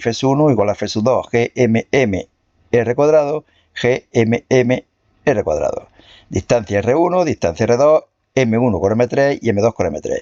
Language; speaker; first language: Spanish; native; Spanish